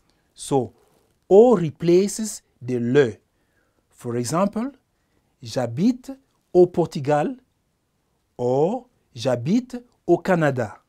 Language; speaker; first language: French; non-native, fluent; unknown